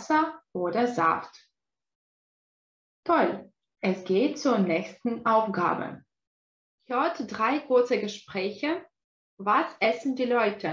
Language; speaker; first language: German; non-native, fluent; Russian